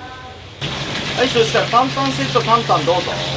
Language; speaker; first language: Japanese; native; Japanese